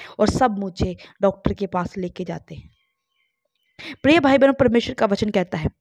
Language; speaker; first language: Hindi; non-native, local second language; Punjabi